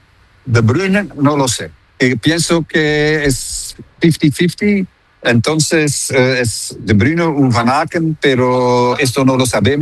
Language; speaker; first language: Spanish; non-native, fluent; Dutch